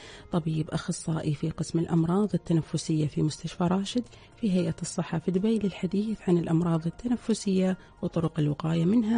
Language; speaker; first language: Arabic; native; Arabic